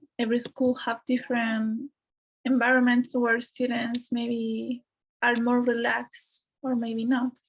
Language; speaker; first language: English; non-native, fluent; Spanish